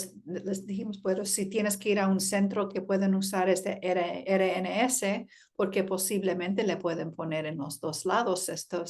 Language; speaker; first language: Spanish; early bilingual, heritage; Spanish